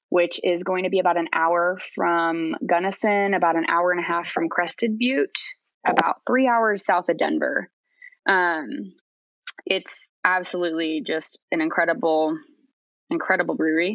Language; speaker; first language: English; native; English